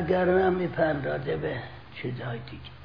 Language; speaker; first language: Persian; native; Persian